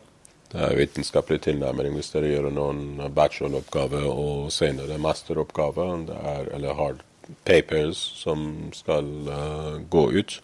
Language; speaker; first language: Norwegian; non-native, fluent; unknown